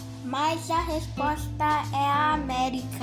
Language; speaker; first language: Portuguese; non-native, learner; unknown